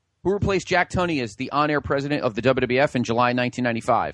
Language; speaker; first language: English; native; English